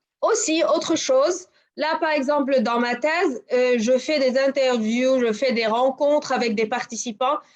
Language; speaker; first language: French; non-native, local second language; Arabic